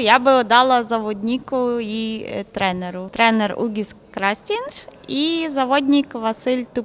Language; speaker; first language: Polish; non-native, learner; Ukrainian